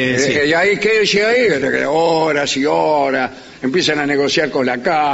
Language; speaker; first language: Spanish; native; Spanish